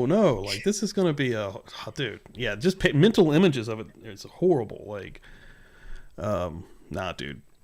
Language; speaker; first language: English; native; English